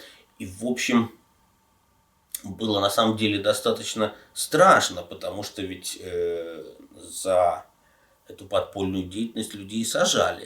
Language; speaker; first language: Russian; native; Russian